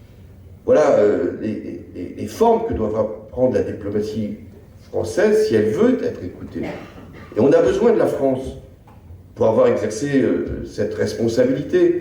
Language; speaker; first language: French; native; French